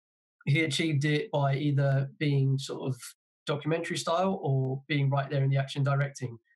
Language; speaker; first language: English; native; English